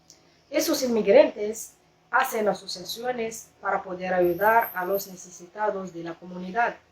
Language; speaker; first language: Spanish; non-native, learner; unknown